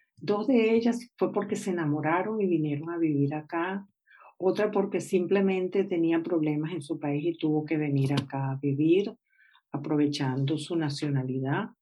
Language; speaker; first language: Spanish; native; Spanish